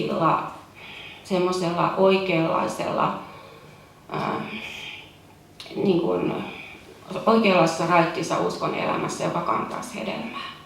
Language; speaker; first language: Finnish; native; Finnish